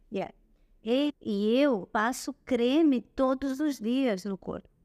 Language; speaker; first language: Portuguese; non-native, learner; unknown